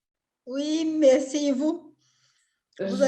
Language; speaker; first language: French; non-native, fluent; Portuguese